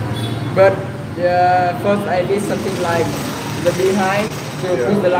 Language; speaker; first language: English; non-native, learner; Vietnamese